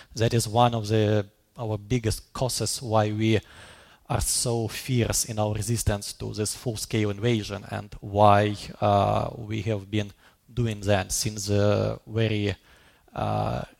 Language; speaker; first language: English; non-native, fluent; Russian